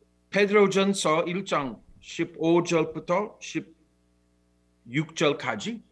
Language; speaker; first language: Korean; non-native, learner; English